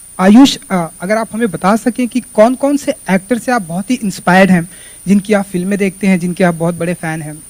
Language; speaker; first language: Hindi; native; Hindi